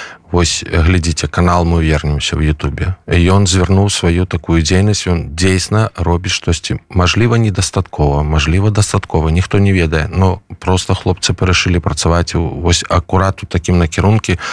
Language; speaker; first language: Belarusian; non-native, local second language; Russian